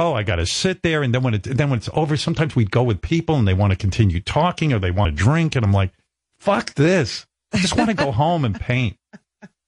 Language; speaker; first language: English; native; English